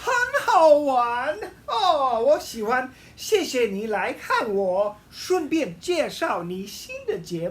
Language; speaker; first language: Chinese; non-native, fluent; English